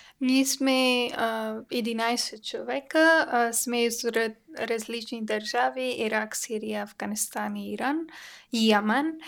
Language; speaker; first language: Bulgarian; non-native, learner; Persian